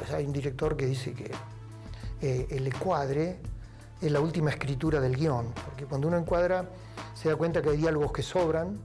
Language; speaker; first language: Spanish; native; Spanish